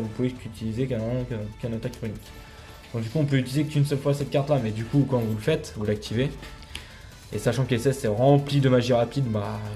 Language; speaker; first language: French; native; French